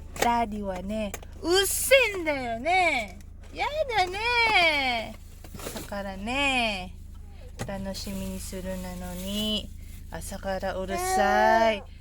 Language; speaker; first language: Japanese; non-native, fluent; Filipino